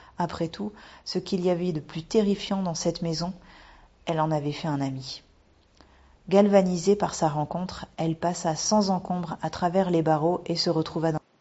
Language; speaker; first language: French; native; French